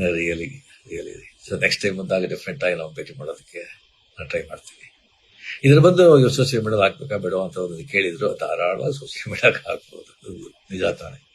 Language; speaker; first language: Kannada; non-native, local second language; Marathi